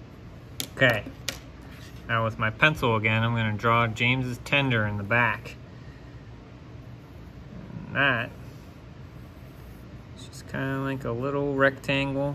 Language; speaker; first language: English; native; English